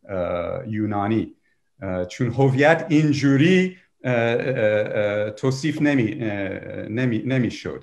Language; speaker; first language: Persian; non-native, fluent; English